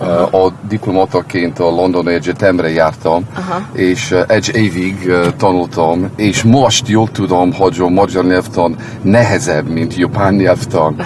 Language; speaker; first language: Hungarian; non-native, learner; English